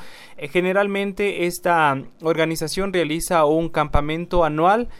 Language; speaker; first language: Spanish; native; Spanish